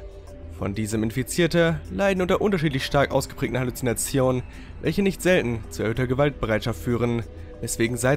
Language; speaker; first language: German; native; German